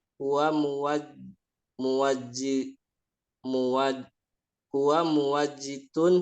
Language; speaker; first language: Arabic; non-native, learner; Indonesian